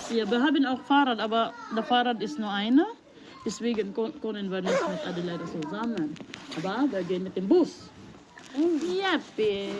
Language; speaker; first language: German; non-native, learner; Filipino